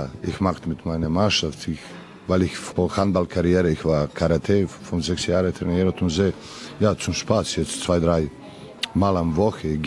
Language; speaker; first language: German; non-native, learner; Serbian